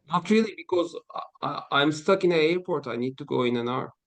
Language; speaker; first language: English; non-native, fluent; Turkish